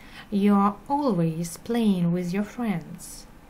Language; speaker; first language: English; non-native, fluent; Russian